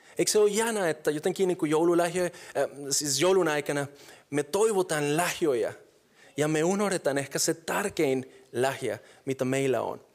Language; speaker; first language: Finnish; non-native, fluent; Spanish